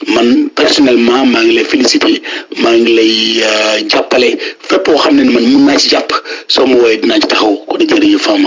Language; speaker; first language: Wolof; non-native, local second language; Fula